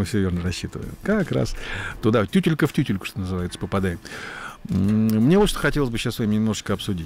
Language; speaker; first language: Russian; native; Russian